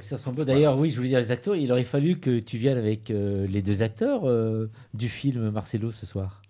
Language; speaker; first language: French; native; French